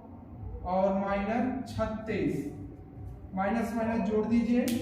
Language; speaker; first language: Hindi; native; Hindi